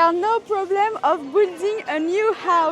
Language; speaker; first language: English; non-native, learner; French